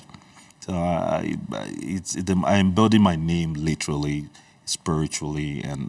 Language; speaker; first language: English; early bilingual, other home language; Igbo